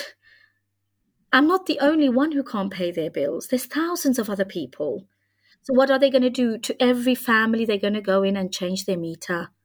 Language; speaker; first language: English; non-native, fluent; Hungarian